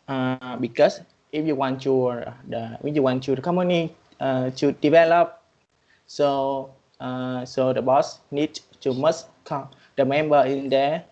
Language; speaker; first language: English; non-native, learner; Vietnamese